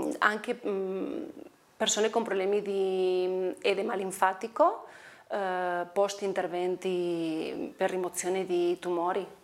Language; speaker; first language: Italian; non-native, fluent; Spanish